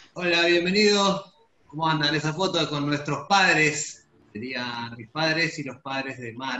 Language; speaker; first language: Spanish; native; Spanish